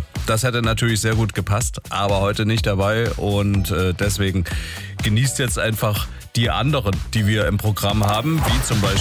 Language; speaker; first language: German; native; German